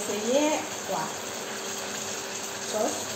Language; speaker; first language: French; non-native, learner; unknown